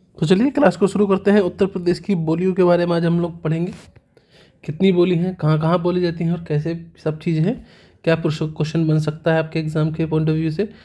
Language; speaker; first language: Hindi; native; Hindi